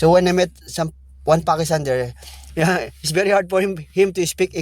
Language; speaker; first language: English; non-native, local second language; Filipino